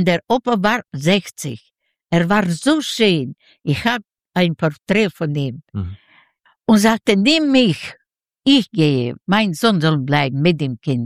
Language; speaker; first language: German; non-native, local second language; Ukrainian